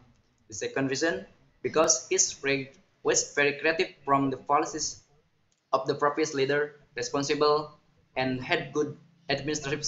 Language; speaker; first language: English; non-native, learner; Indonesian